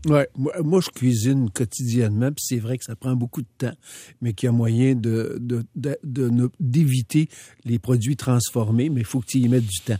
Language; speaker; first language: French; native; French